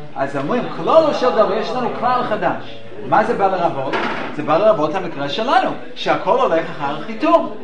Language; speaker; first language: Hebrew; non-native, fluent; English